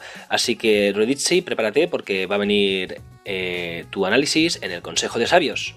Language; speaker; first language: Spanish; native; Spanish